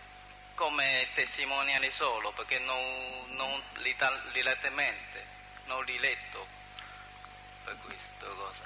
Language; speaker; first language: Italian; non-native, learner; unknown